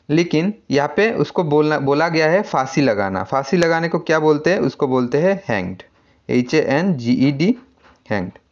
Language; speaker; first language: Hindi; non-native, local second language; Assamese